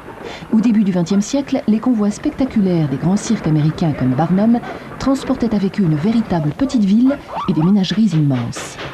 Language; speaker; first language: French; native; French